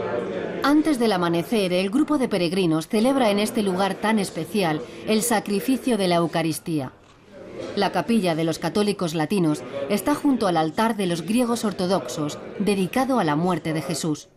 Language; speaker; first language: Spanish; native; Spanish